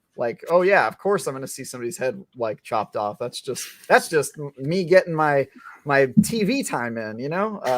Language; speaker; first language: English; native; English